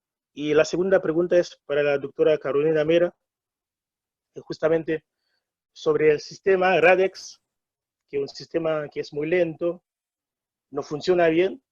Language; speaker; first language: Spanish; non-native, fluent; Haitian Creole